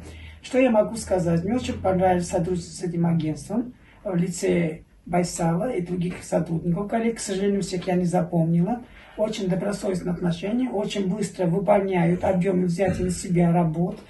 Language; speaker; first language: Russian; native; Russian